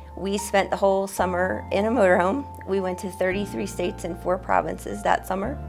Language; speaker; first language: English; native; English